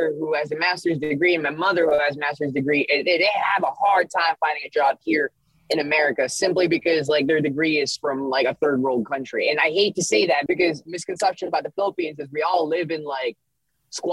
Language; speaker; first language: English; early bilingual, other home language; Filipino